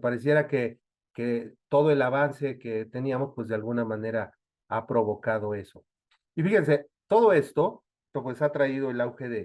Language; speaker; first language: Spanish; native; Spanish